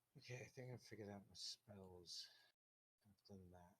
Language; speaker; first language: English; native; English